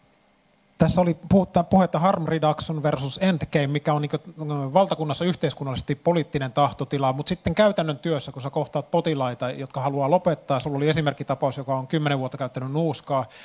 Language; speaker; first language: Finnish; native; Finnish